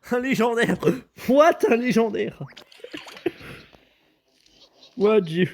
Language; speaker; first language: French; native; French